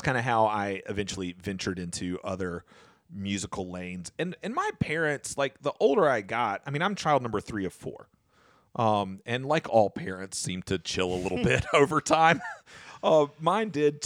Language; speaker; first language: English; native; English